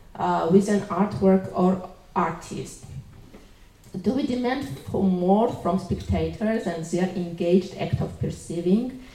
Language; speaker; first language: English; non-native, fluent; Georgian